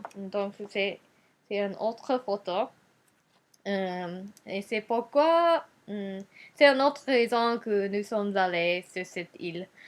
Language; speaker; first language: French; non-native, learner; Japanese